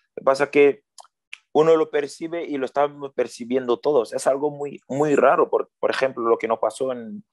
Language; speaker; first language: Spanish; early bilingual, other home language; French